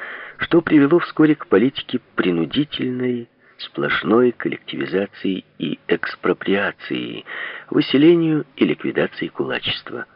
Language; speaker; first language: Russian; native; Russian